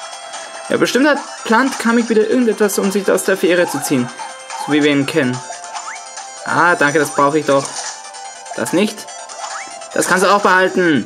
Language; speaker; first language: German; native; German